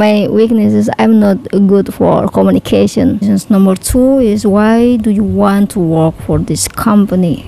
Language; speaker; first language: English; non-native, learner; Indonesian